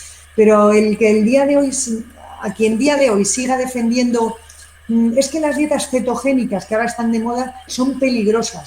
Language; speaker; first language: Spanish; native; Spanish